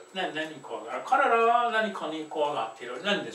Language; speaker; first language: Japanese; non-native, fluent; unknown